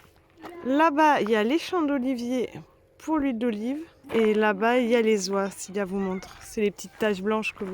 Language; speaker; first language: French; native; French